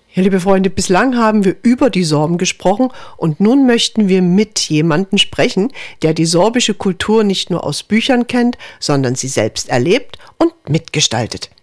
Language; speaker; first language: German; native; German